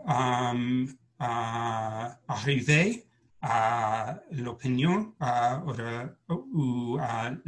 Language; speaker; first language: French; non-native, learner; English